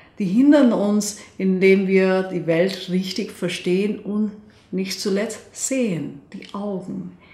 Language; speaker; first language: German; non-native, fluent; Hindi